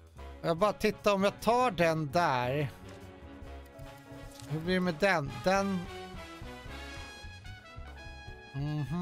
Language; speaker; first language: Swedish; native; Swedish